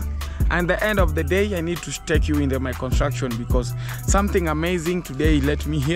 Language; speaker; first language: English; non-native, learner; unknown